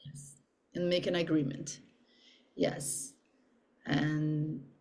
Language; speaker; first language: English; non-native, learner; Portuguese